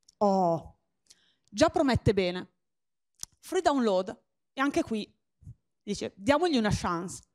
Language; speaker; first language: Italian; native; Italian